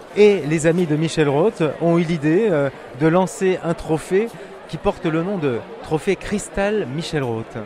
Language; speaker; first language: French; native; French